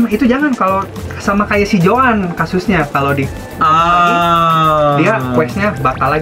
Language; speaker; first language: Indonesian; native; Indonesian